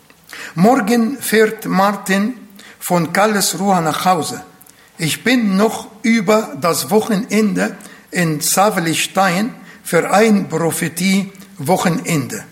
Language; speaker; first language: German; non-native, fluent; Arabic